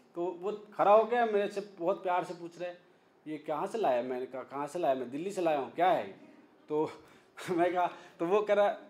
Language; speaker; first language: Hindi; native; Hindi